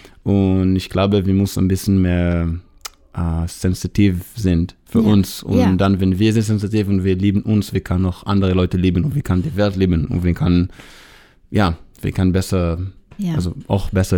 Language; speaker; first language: German; non-native, learner; Hebrew